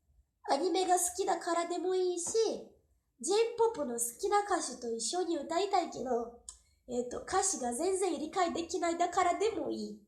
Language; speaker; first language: Japanese; non-native, fluent; Portuguese